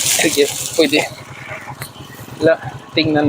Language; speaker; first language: Filipino; non-native, learner; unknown